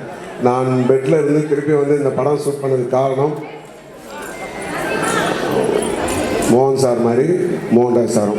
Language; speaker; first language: Tamil; native; Tamil